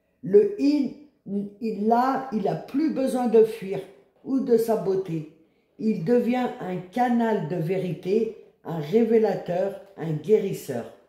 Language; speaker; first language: French; native; French